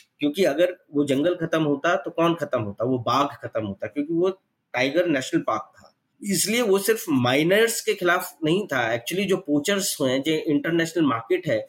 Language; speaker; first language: Hindi; native; Hindi